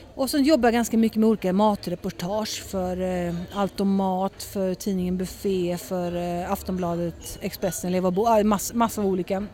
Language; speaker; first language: Swedish; early bilingual, heritage; Swedish